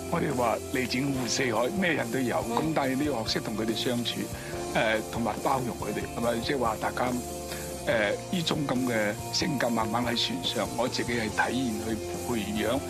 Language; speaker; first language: Cantonese; early bilingual, other home language; Wu Chinese